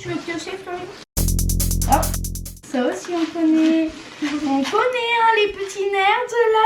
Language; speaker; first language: French; native; French